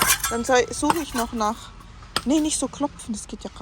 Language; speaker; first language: German; non-native, fluent; Filipino